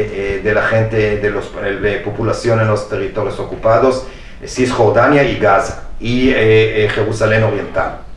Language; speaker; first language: Spanish; non-native, fluent; Hebrew